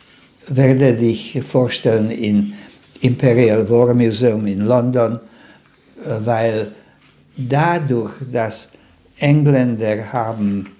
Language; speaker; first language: German; non-native, fluent; Slovak